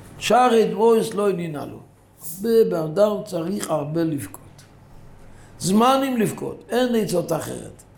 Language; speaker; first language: Hebrew; non-native, local second language; Yiddish